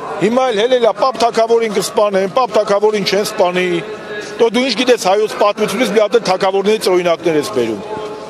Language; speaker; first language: Armenian; native; Armenian